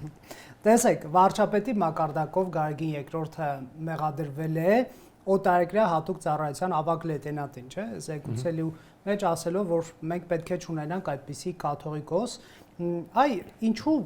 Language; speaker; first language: Armenian; native; Armenian